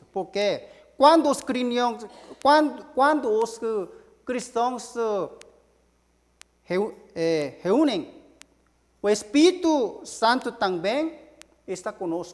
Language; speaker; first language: Portuguese; non-native, learner; Korean